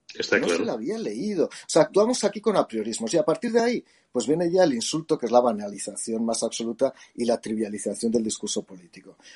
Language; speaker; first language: Spanish; native; Spanish